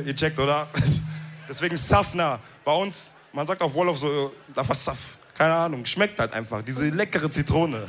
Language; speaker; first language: German; early bilingual, other home language; Wolof